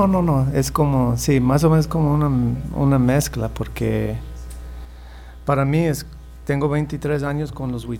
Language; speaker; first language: Spanish; early bilingual, heritage; English